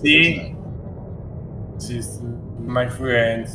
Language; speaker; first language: English; non-native, learner; Portuguese